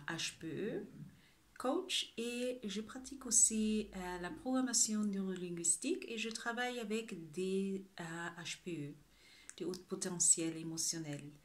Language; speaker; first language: French; non-native, fluent; Spanish